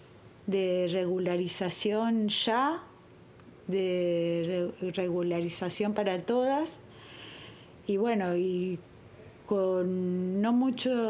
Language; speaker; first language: Spanish; native; Spanish